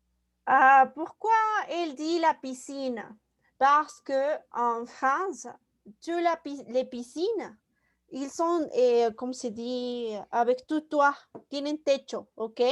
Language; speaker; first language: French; non-native, fluent; Spanish